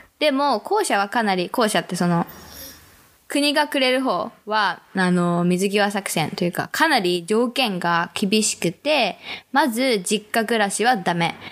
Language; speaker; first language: Japanese; native; Japanese